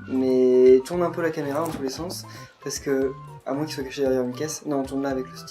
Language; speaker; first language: French; native; French